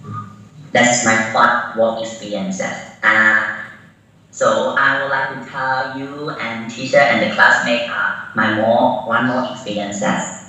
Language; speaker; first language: English; non-native, learner; Burmese